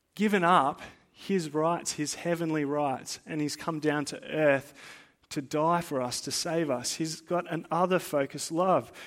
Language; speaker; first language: English; native; English